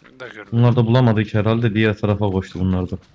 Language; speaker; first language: Turkish; native; Turkish